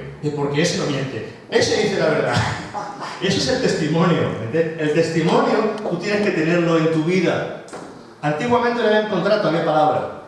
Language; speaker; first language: Spanish; native; Spanish